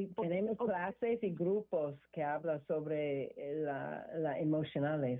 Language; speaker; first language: Spanish; non-native, learner; English